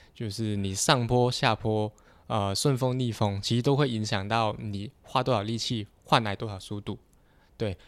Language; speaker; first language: Chinese; non-native, local second language; Cantonese